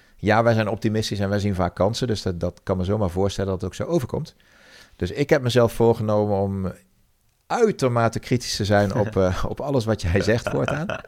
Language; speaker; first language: Dutch; native; Dutch